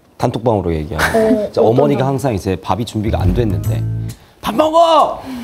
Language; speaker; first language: Korean; native; Korean